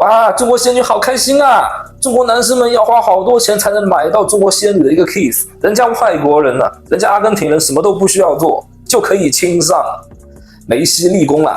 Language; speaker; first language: Chinese; native; Chinese